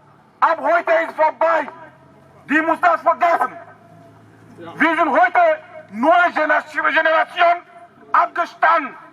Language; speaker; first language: German; non-native, learner; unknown